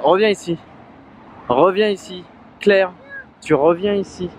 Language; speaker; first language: French; native; French